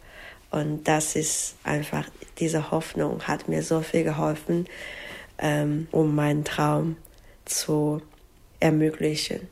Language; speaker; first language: German; non-native, learner; Chinese